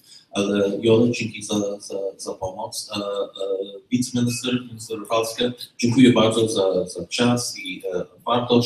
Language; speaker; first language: Polish; non-native, learner; English